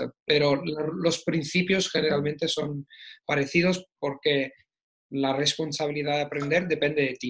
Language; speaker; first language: Spanish; non-native, fluent; Italian